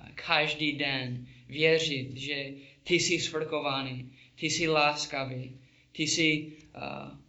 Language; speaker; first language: Czech; non-native, learner; English